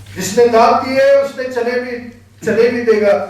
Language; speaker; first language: Hindi; non-native, local second language; Marathi